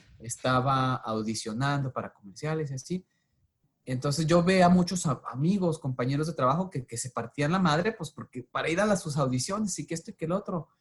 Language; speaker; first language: Spanish; native; Spanish